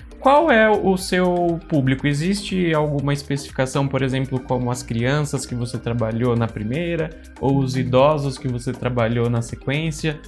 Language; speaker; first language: Portuguese; native; Portuguese